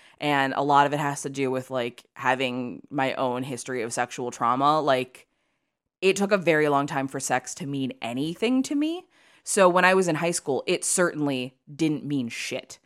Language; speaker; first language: English; native; English